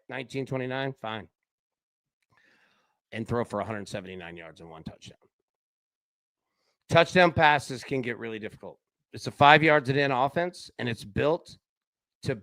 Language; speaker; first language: English; native; English